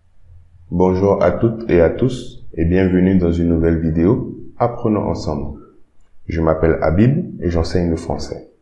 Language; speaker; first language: French; non-native, fluent; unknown